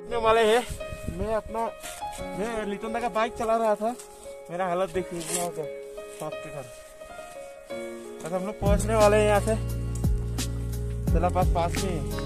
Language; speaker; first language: Hindi; non-native, local second language; Bangla